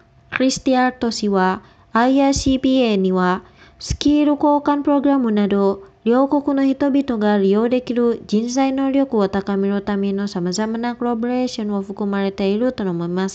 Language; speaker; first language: Japanese; non-native, fluent; Indonesian